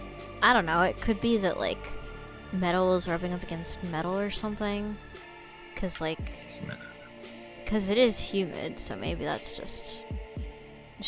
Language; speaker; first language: English; native; English